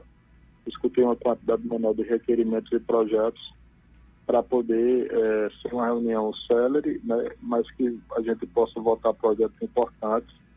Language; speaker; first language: Portuguese; native; Portuguese